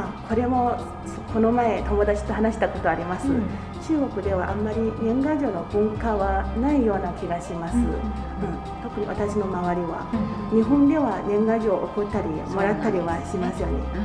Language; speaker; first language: Japanese; non-native, fluent; Chinese